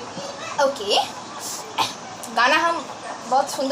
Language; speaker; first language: Hindi; non-native, learner; Bangla